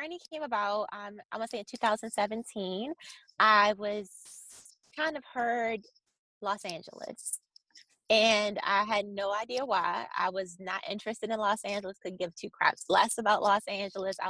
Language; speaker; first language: English; native; English